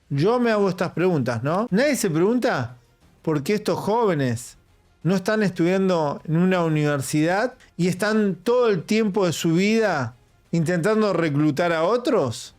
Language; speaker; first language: Spanish; native; Spanish